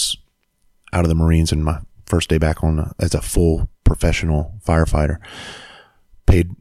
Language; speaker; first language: English; native; English